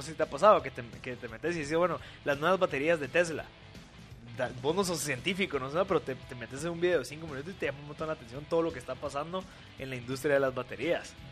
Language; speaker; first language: Spanish; native; Spanish